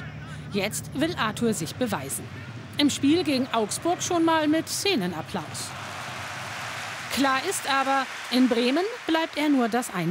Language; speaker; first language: German; native; German